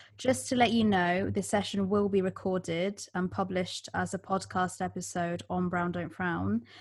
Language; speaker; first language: English; early bilingual, other home language; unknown